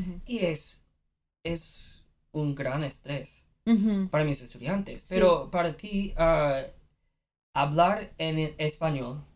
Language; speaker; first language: Spanish; non-native, fluent; English